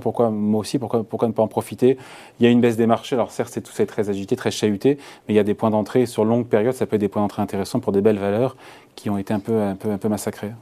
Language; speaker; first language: French; native; French